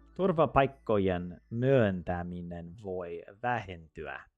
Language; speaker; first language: Finnish; non-native, learner; English